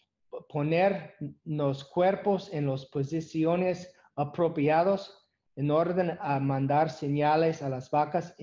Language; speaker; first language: Spanish; non-native, learner; English